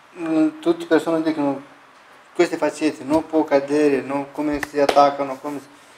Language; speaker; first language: Italian; non-native, learner; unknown